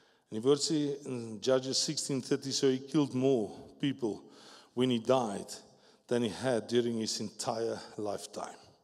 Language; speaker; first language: English; non-native, local second language; Afrikaans